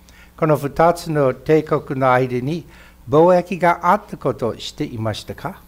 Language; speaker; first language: Japanese; non-native, fluent; English